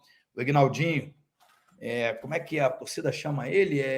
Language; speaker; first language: Portuguese; native; Portuguese